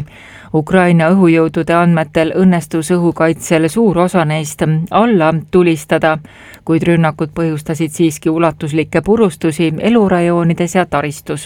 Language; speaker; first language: Estonian; native; Estonian